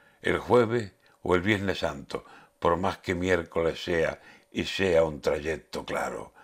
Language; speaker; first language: Spanish; native; Spanish